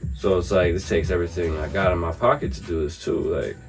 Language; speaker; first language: English; native; English